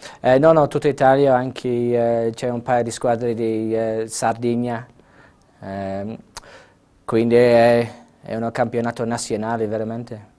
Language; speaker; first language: Italian; non-native, learner; English